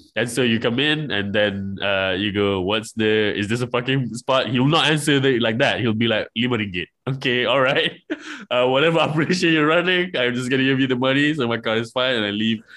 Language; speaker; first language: English; non-native, local second language; Malay